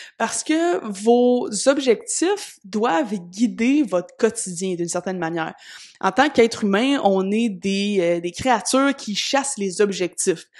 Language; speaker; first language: French; native; French